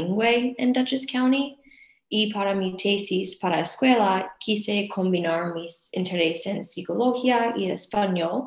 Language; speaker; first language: Spanish; non-native, learner; English